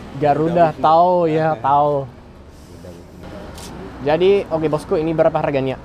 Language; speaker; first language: Indonesian; non-native, learner; English